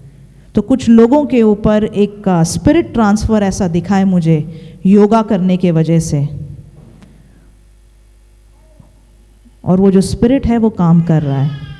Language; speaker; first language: Hindi; native; Hindi